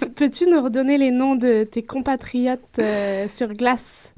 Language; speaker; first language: French; native; French